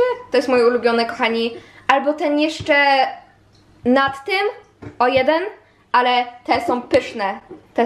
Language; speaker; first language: Polish; early bilingual, heritage; Polish